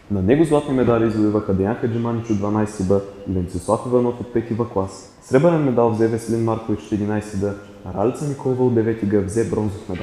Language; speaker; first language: Bulgarian; native; Bulgarian